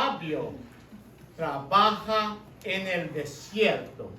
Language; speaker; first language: Spanish; non-native, fluent; English